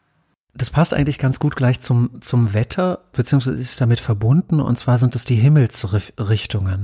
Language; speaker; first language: German; native; German